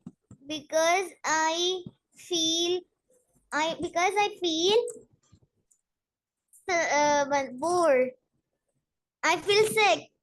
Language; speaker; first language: English; non-native, learner; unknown